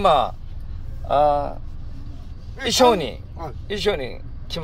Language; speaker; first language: Japanese; non-native, learner; Korean